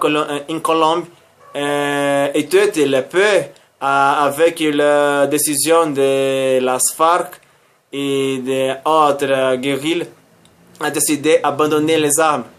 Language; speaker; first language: French; non-native, learner; Spanish